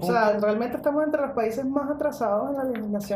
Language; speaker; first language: Spanish; native; Spanish